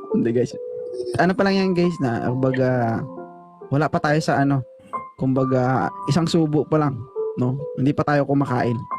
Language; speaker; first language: Filipino; native; Filipino